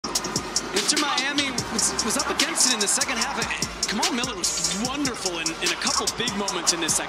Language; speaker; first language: English; native; English